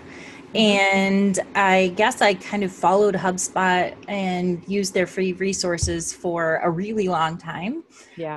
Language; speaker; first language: English; native; English